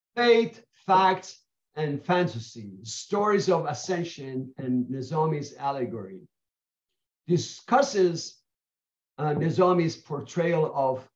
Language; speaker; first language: English; non-native, fluent; Persian